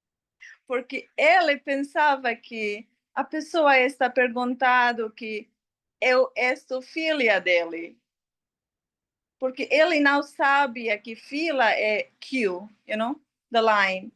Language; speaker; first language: Portuguese; non-native, learner; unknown